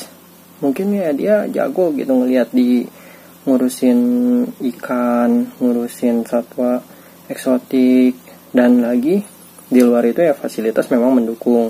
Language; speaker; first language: Indonesian; native; Indonesian